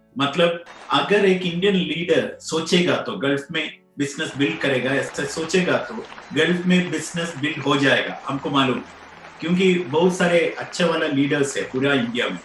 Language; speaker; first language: Hindi; non-native, local second language; Malayalam